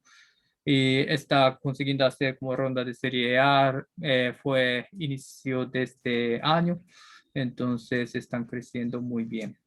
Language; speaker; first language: Spanish; non-native, learner; Japanese